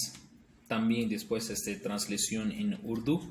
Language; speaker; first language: Spanish; non-native, learner; Urdu